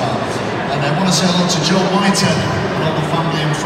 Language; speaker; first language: English; native; English